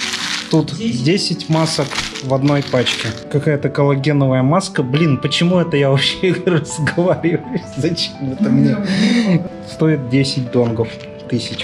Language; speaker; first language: Russian; native; Russian